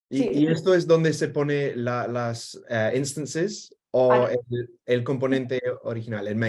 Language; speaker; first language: Spanish; non-native, fluent; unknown